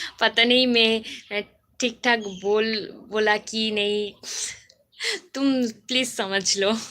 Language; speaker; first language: Hindi; non-native, local second language; Bangla